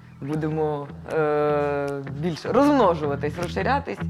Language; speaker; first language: Ukrainian; native; Ukrainian